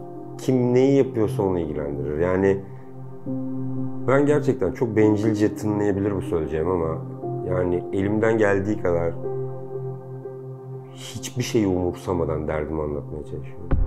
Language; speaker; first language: Turkish; native; Turkish